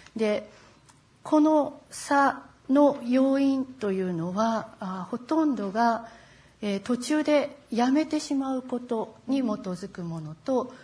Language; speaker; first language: Japanese; native; Japanese